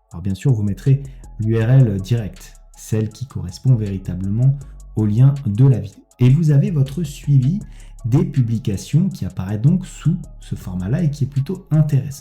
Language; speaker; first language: French; native; French